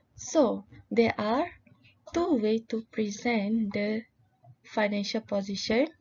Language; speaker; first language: English; non-native, local second language; Malay